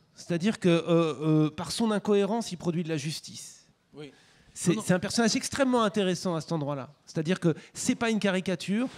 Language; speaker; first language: French; native; French